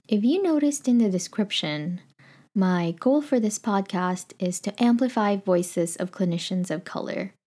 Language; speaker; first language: English; non-native, local second language; Filipino